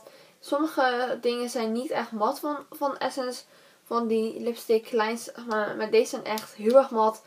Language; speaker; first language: Dutch; native; Dutch